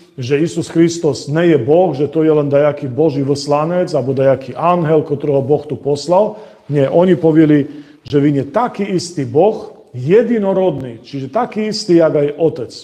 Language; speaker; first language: Slovak; non-native, local second language; Rusyn